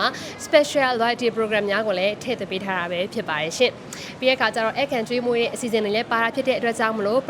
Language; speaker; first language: Burmese; native; Burmese